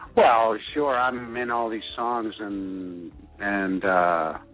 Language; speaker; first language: English; early bilingual, other home language; French